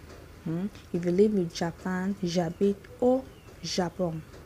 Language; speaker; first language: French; non-native, fluent; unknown